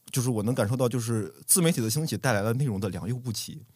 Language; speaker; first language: Chinese; native; Chinese